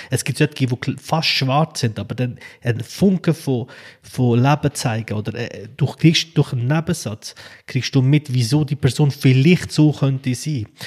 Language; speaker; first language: German; early bilingual, other home language; Albanian